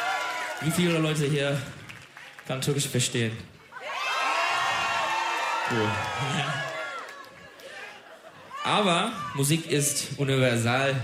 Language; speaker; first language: German; non-native, learner; Turkish